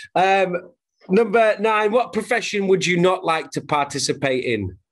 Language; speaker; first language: English; native; English